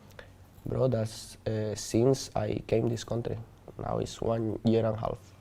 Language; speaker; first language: English; non-native, learner; Spanish